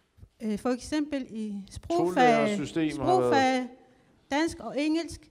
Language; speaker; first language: Danish; non-native, local second language; Kalaallisut